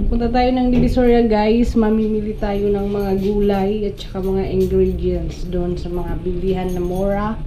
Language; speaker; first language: Filipino; non-native, local second language; Waray